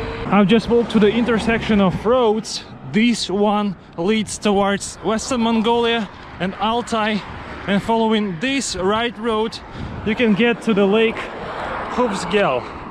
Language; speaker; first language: English; non-native, fluent; Russian